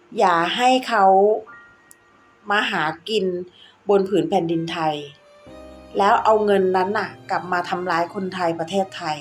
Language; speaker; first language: Thai; native; Thai